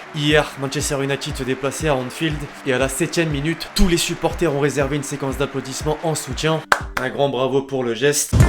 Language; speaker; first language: French; native; French